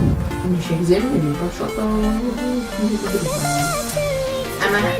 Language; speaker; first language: Bulgarian; native; Bulgarian